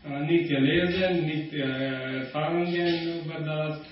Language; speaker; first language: German; non-native, learner; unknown